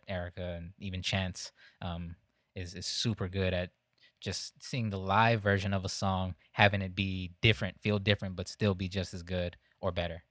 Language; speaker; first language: English; native; English